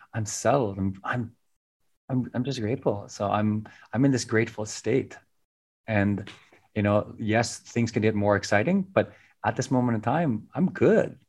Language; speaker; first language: English; non-native, local second language; Filipino